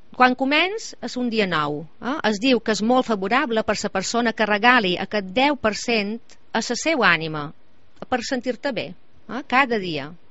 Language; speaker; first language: Catalan; native; Catalan